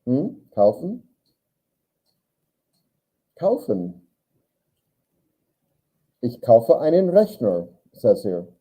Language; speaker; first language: German; non-native, learner; English